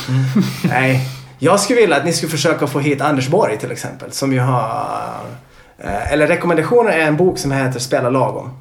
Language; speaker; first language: Swedish; native; Swedish